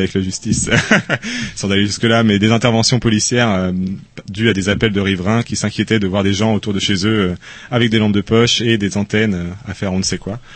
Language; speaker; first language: French; native; French